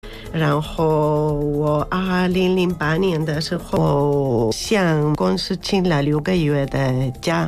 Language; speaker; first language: Chinese; non-native, fluent; Spanish